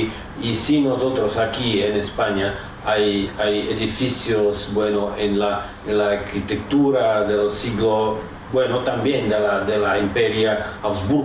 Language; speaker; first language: Spanish; non-native, fluent; Czech